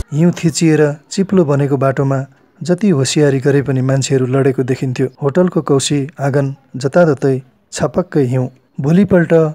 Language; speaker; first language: Nepali; native; Nepali